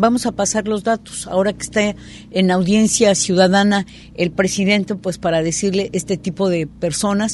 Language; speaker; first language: Spanish; native; Spanish